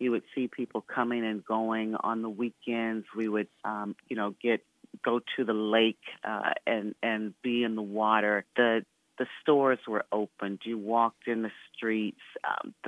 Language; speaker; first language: English; native; English